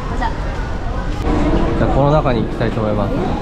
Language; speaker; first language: Japanese; native; Japanese